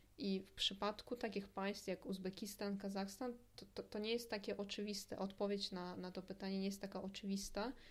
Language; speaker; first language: Polish; non-native, fluent; Russian